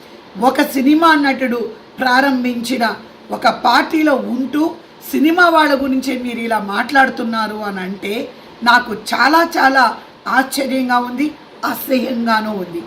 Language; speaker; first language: Telugu; native; Telugu